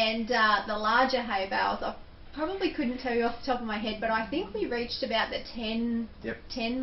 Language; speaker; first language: English; native; English